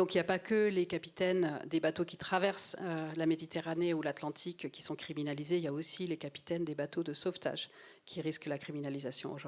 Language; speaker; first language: French; native; French